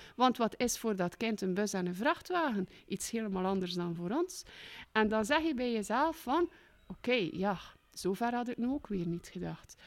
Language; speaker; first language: Dutch; native; Dutch